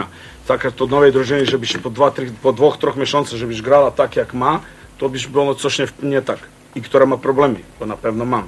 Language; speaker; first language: Polish; non-native, fluent; Croatian